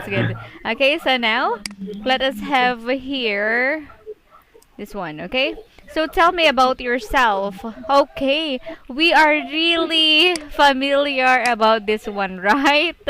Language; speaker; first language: English; non-native, fluent; Filipino